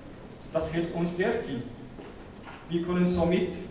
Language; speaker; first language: German; non-native, fluent; Arabic